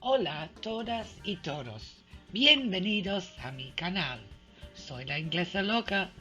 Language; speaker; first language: Spanish; non-native, fluent; English